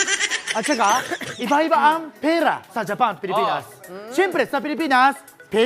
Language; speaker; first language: Filipino; non-native, learner; Japanese